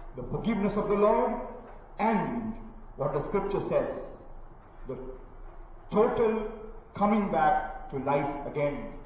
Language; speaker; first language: English; non-native, local second language; Malayalam